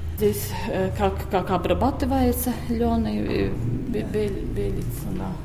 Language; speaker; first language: Russian; non-native, local second language; Latvian